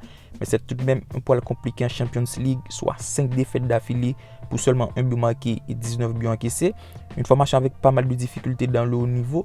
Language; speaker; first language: French; native; French